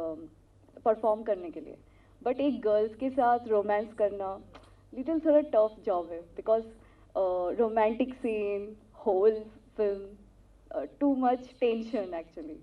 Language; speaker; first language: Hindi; non-native, local second language; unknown